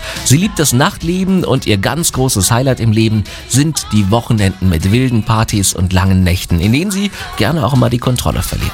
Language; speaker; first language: German; native; German